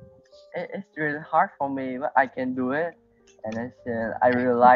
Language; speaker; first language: English; non-native, learner; Vietnamese